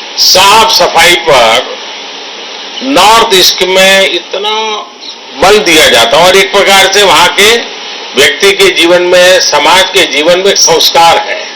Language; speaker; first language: Hindi; non-native, local second language; Gujarati